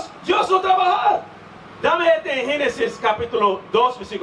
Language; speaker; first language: Spanish; non-native, learner; English